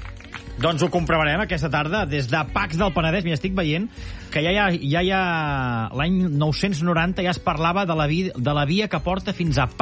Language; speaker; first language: Catalan; native; Catalan